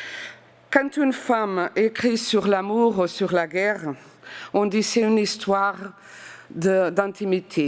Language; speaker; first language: French; non-native, fluent; Portuguese